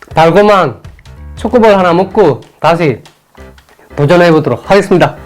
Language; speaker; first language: Korean; non-native, fluent; Sinhala